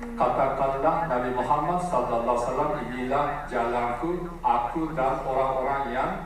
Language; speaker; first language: Indonesian; non-native, fluent; Japanese